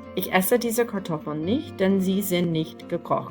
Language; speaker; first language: German; non-native, fluent; English